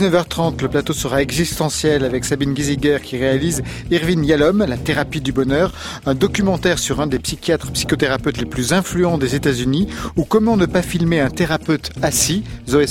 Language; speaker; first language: French; native; French